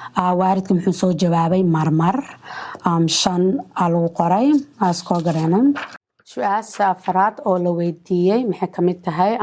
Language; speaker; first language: Somali; early bilingual, heritage; Somali